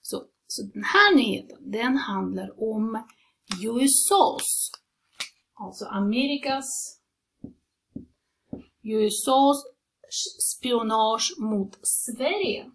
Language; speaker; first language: Swedish; non-native, fluent; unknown